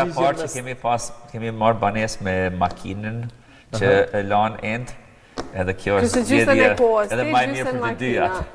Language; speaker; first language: Albanian; non-native, fluent; English